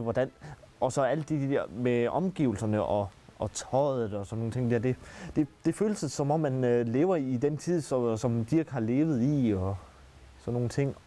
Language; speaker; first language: Danish; native; Danish